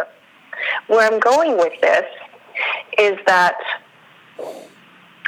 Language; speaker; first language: English; non-native, fluent; Spanish